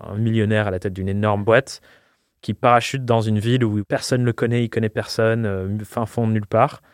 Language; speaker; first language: French; non-native, fluent; English